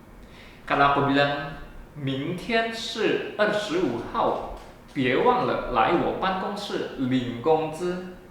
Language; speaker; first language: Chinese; non-native, fluent; Indonesian